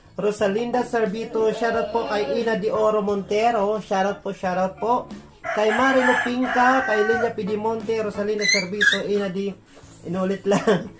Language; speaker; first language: Filipino; non-native, local second language; Waray